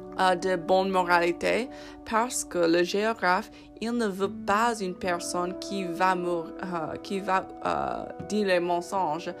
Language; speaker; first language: French; non-native, fluent; English